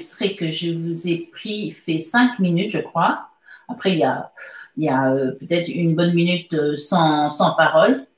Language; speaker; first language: French; native; French